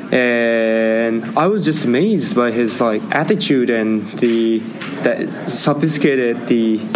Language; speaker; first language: English; non-native, learner; Japanese